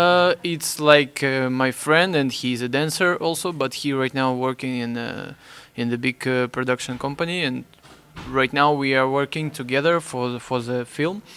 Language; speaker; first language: English; non-native, fluent; Russian